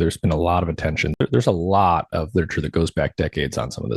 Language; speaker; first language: English; native; English